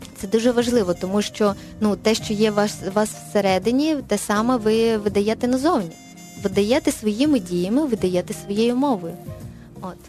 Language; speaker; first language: Ukrainian; non-native, local second language; Russian